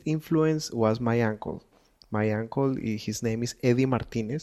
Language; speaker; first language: English; non-native, fluent; Spanish